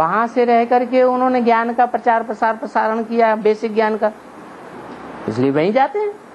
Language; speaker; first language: Hindi; native; Hindi